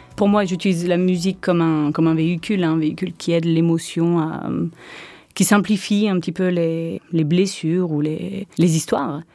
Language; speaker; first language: French; native; French